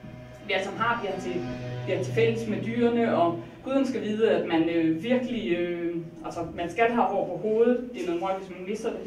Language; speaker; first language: Danish; native; Danish